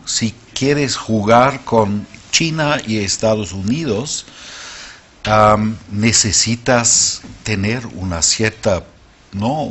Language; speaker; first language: Spanish; non-native, fluent; German